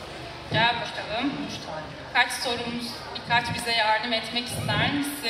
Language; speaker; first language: Turkish; native; Turkish